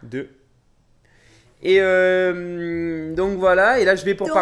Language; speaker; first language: French; native; French